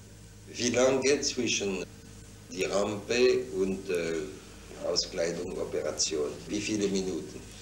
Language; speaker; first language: German; non-native, fluent; French